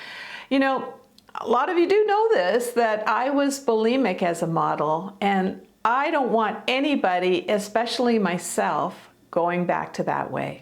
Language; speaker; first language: English; native; English